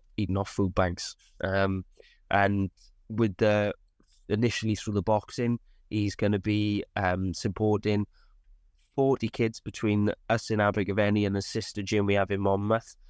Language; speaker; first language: English; native; English